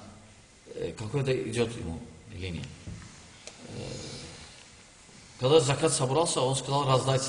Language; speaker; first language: Russian; non-native, learner; Azerbaijani